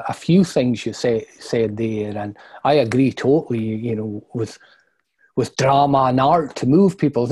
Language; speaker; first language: English; native; English